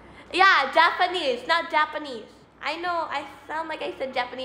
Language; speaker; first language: English; native; English